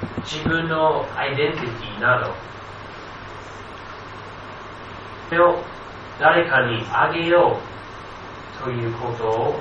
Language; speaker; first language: Japanese; non-native, fluent; English